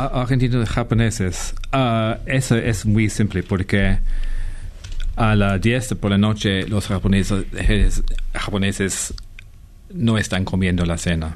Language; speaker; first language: Spanish; non-native, fluent; English